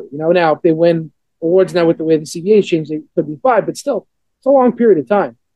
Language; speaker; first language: English; native; English